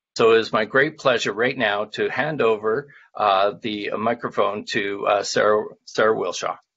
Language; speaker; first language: English; native; English